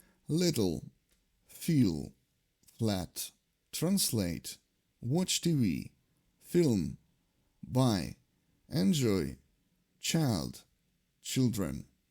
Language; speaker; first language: English; non-native, fluent; Ukrainian